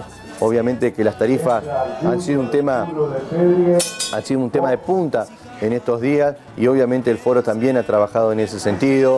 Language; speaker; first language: Spanish; native; Spanish